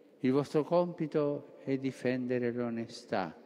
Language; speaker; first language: Italian; non-native, fluent; Spanish